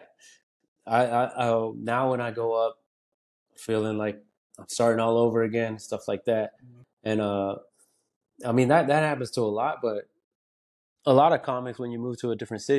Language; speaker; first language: English; early bilingual, other home language; Spanish